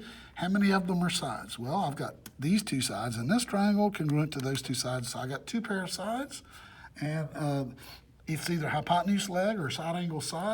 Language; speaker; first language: English; native; English